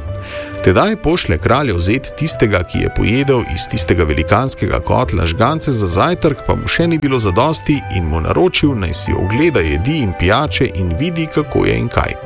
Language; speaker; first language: Slovenian; native; Slovenian